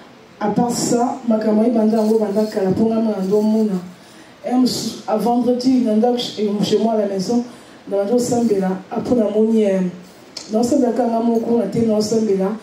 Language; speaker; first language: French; non-native, local second language; Lingala